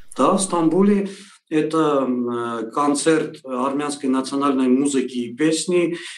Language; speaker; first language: Russian; non-native, local second language; Armenian